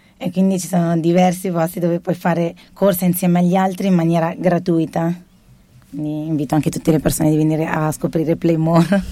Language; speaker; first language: Italian; early bilingual, other home language; Arabic